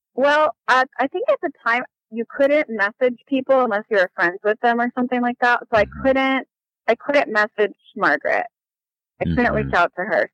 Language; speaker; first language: English; native; English